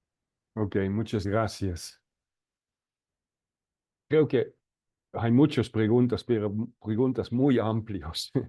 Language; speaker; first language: Spanish; non-native, fluent; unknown